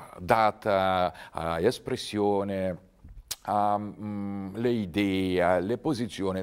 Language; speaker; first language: Italian; non-native, learner; Russian